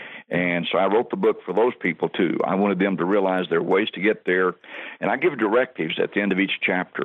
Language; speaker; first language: English; native; English